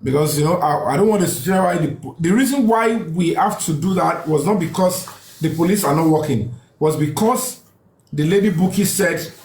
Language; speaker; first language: English; non-native, local second language; Yoruba